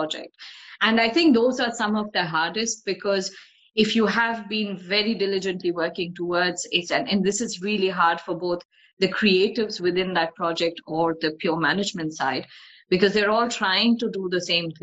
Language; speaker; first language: English; non-native, local second language; Bangla